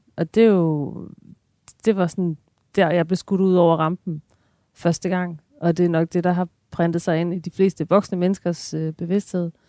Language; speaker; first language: Danish; native; Danish